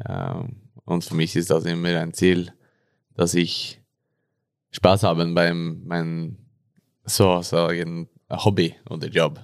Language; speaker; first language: German; non-native, learner; Norwegian